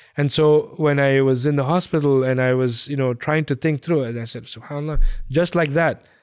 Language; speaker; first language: English; early bilingual, other home language; Hindi